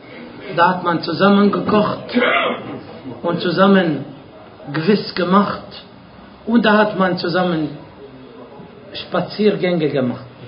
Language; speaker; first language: German; non-native, fluent; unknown